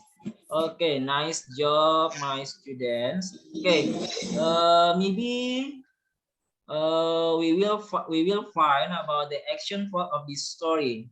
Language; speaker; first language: English; non-native, learner; Indonesian